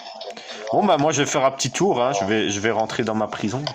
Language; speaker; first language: French; native; French